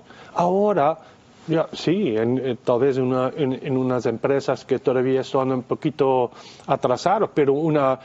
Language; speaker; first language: Spanish; non-native, fluent; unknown